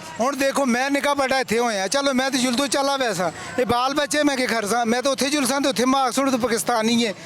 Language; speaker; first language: Urdu; non-native, local second language; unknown